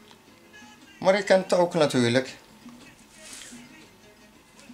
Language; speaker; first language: Dutch; non-native, learner; Arabic